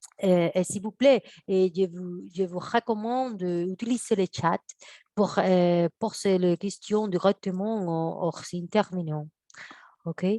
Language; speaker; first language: French; non-native, fluent; Spanish